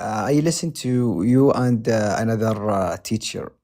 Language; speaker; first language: English; non-native, learner; Arabic